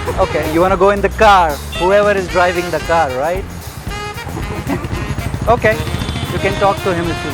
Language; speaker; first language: English; non-native, local second language; Hindi